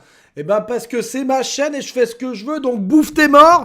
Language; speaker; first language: French; native; French